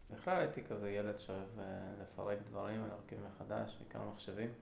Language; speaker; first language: Hebrew; early bilingual, other home language; Russian